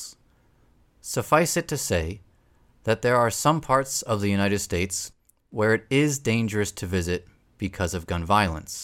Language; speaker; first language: English; native; English